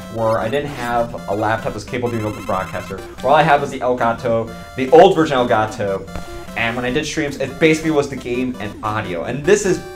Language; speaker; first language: English; native; English